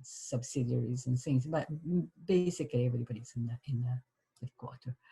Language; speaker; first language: English; non-native, fluent; Japanese